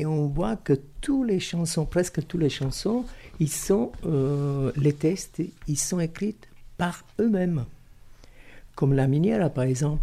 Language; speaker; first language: French; non-native, fluent; Italian